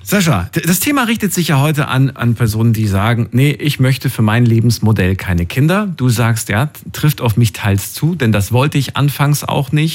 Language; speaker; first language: German; native; German